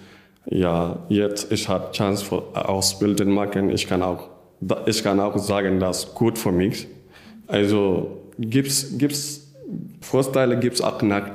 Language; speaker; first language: German; non-native, learner; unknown